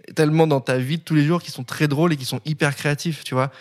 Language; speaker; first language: French; native; French